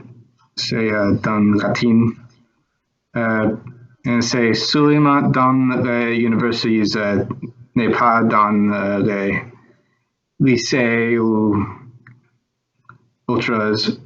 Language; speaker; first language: French; non-native, learner; English